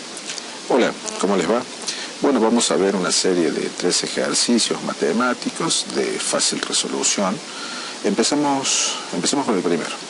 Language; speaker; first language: Spanish; native; Spanish